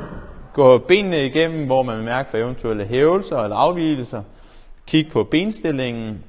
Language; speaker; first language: Danish; native; Danish